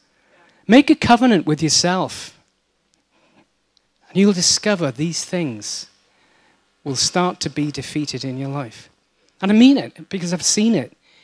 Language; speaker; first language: English; native; English